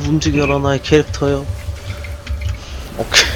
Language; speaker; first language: Korean; native; Korean